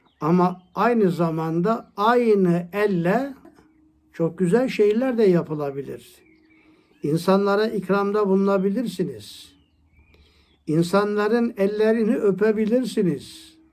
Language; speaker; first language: Turkish; native; Turkish